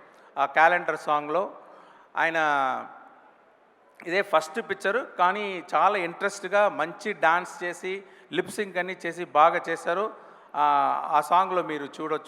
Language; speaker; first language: Telugu; non-native, local second language; Tamil